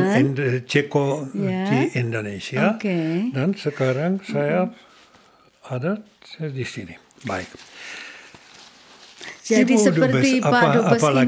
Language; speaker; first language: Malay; non-native, learner; Czech